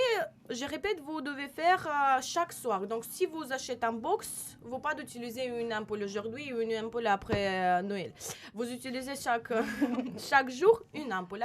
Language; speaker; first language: French; non-native, learner; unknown